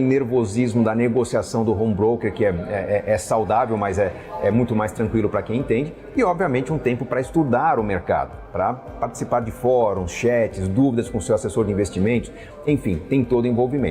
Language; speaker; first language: Portuguese; native; Portuguese